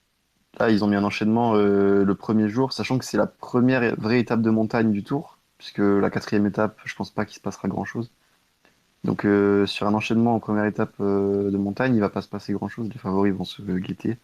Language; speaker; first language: French; native; French